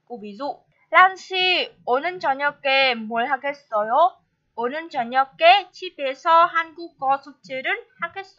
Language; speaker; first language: Korean; non-native, fluent; Vietnamese